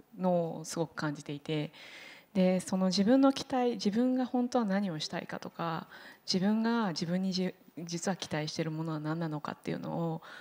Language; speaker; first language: Japanese; native; Japanese